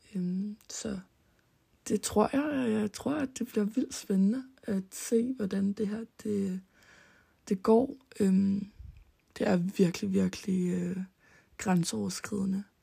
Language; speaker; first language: Danish; early bilingual, heritage; Danish